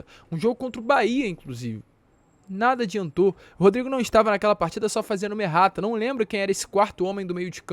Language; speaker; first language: Portuguese; native; Portuguese